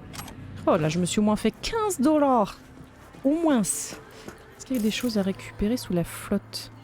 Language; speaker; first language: French; native; French